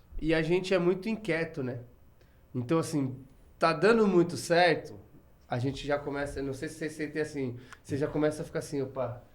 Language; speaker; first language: Portuguese; native; Portuguese